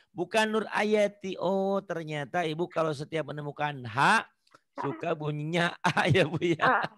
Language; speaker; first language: Indonesian; non-native, local second language; Sundanese